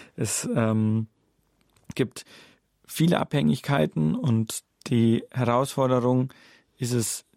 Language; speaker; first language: German; native; German